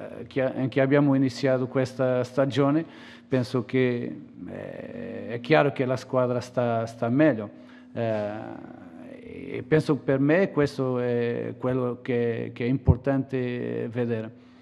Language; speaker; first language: Italian; non-native, learner; Portuguese